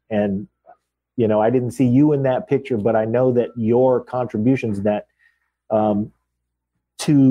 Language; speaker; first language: English; native; English